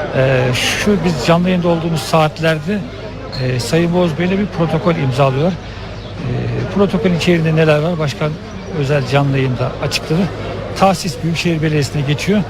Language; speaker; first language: Turkish; native; Turkish